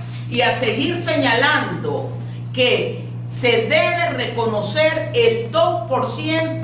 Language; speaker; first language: Spanish; native; Spanish